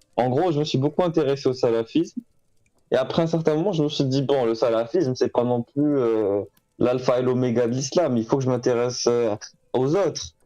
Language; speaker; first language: French; non-native, local second language; Arabic